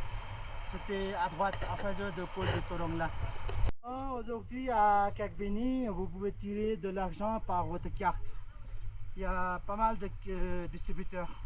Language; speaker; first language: French; non-native, fluent; Nepali